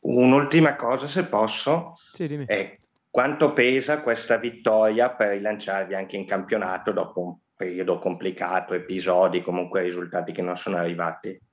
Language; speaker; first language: Italian; native; Italian